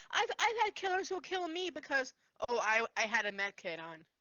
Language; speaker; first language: English; native; English